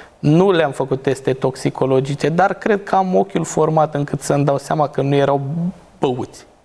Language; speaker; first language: Romanian; native; Romanian